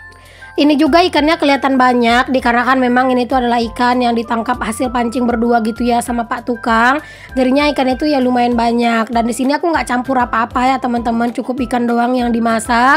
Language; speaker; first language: Indonesian; native; Indonesian